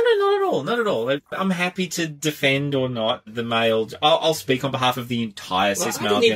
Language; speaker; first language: English; native; English